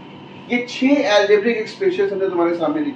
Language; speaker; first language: Hindi; native; Hindi